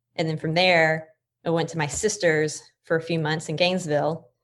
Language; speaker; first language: English; native; English